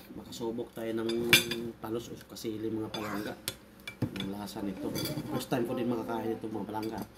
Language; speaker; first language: Filipino; non-native, local second language; Cebuano